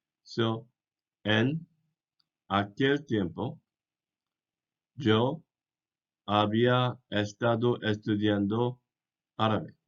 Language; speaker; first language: Spanish; non-native, fluent; English